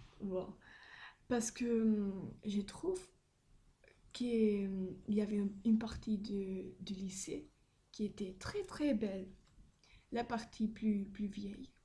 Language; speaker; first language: French; non-native, learner; Spanish